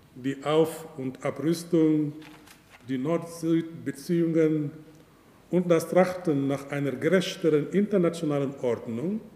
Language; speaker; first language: German; non-native, fluent; Wolof